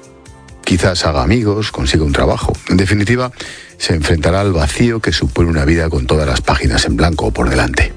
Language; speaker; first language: Spanish; native; Spanish